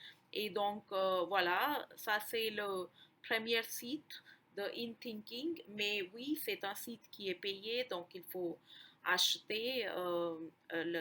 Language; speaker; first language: French; non-native, fluent; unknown